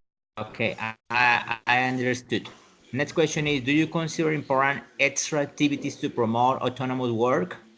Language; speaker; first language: English; non-native, learner; Spanish